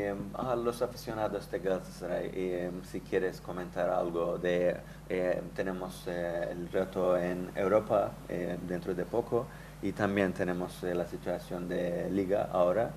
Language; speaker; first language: Spanish; non-native, fluent; Turkish